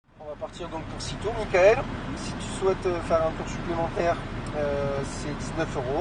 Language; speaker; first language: French; native; French